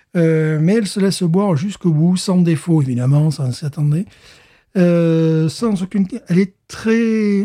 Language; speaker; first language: French; native; French